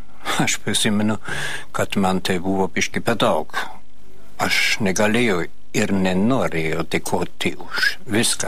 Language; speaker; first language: Lithuanian; non-native, fluent; German